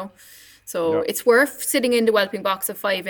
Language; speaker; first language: English; native; English